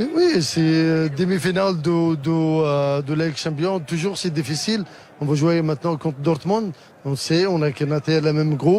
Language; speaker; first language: French; non-native, learner; Spanish